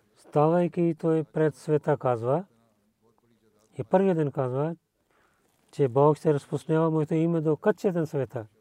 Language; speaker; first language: Bulgarian; non-native, learner; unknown